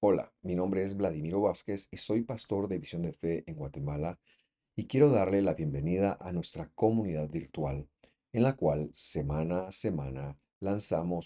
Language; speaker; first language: Spanish; native; Spanish